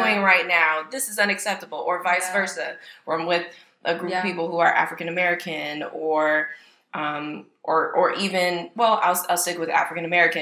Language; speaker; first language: English; native; English